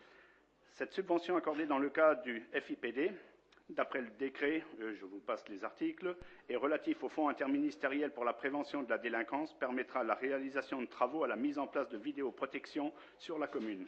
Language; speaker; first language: French; native; French